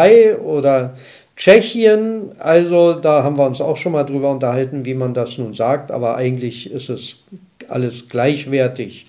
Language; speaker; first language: German; native; German